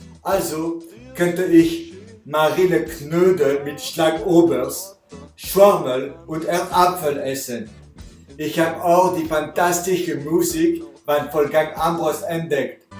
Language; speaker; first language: German; non-native, learner; French